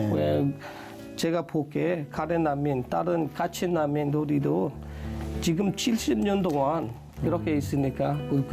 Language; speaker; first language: Korean; non-native, learner; S'gaw Karen